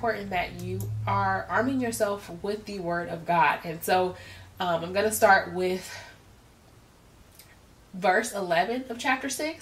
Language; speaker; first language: English; native; English